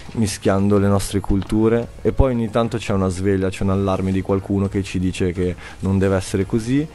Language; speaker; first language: Italian; native; Italian